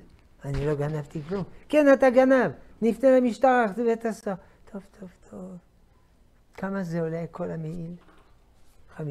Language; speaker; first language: Hebrew; non-native, fluent; French